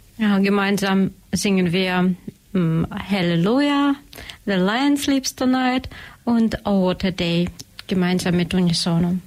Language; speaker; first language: German; non-native, learner; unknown